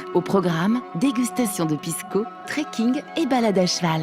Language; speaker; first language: French; native; French